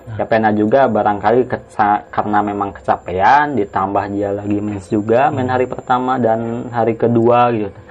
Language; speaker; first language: Indonesian; non-native, local second language; Sundanese